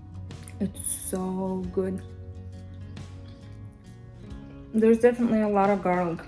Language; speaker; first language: English; non-native, fluent; Russian